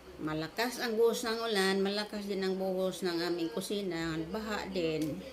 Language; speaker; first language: Filipino; non-native, local second language; Cebuano